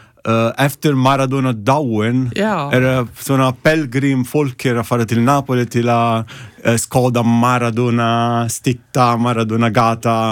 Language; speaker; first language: Icelandic; non-native, learner; Italian